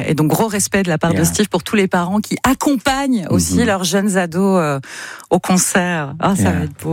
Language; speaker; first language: French; native; French